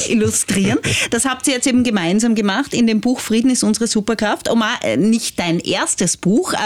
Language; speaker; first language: German; native; German